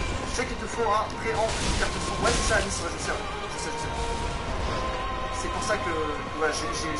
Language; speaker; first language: French; native; French